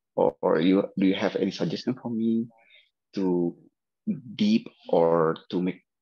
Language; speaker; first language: English; non-native, fluent; Indonesian